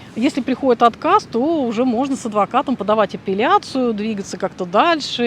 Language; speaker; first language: Russian; native; Russian